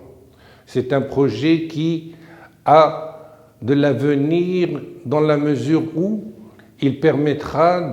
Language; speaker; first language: French; non-native, local second language; Arabic